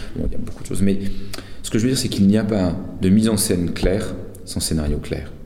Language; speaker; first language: French; native; French